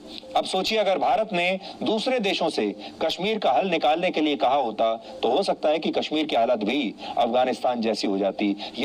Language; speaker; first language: Hindi; native; Hindi